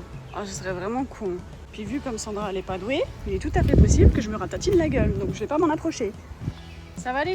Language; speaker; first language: French; native; French